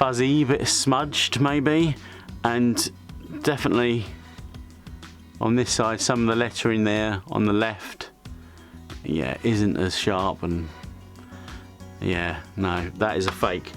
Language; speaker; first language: English; native; English